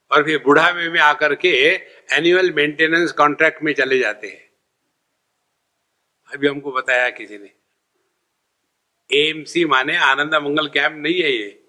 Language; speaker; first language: Hindi; non-native, local second language; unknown